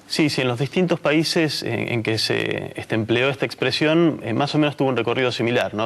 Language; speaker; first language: Spanish; native; Spanish